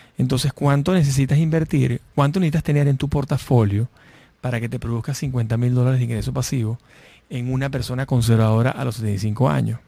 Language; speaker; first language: Spanish; native; Spanish